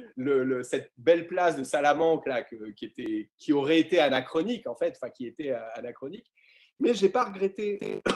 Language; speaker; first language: French; native; French